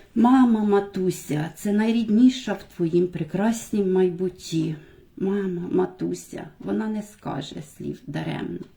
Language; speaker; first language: Ukrainian; native; Ukrainian